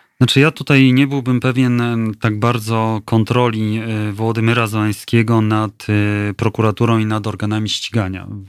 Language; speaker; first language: Polish; native; Polish